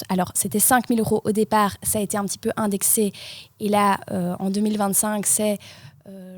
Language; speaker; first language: French; native; French